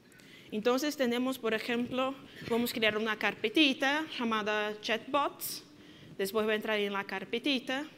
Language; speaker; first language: Spanish; non-native, fluent; Portuguese